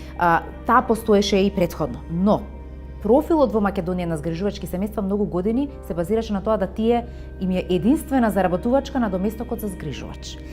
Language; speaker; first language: Macedonian; native; Macedonian